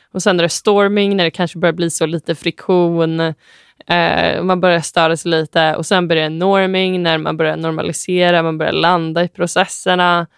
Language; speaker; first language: Swedish; native; Swedish